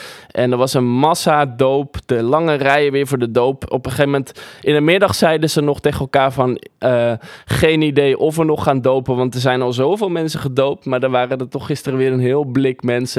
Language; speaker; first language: Dutch; native; Dutch